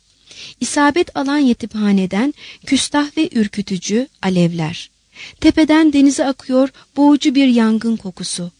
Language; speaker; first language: Turkish; native; Turkish